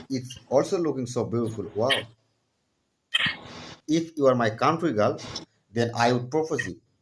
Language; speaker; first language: English; non-native, learner; Bangla